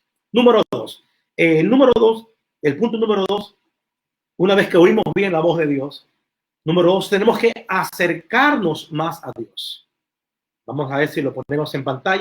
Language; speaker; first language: Spanish; native; Spanish